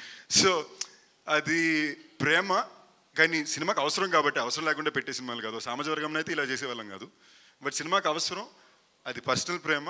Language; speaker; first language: Telugu; native; Telugu